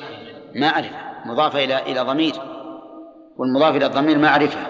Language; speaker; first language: Arabic; native; Arabic